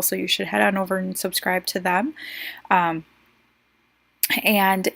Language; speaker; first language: English; native; English